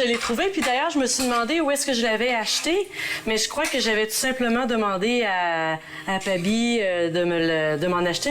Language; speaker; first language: French; native; French